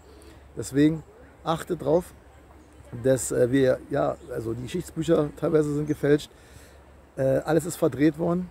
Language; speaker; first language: German; native; German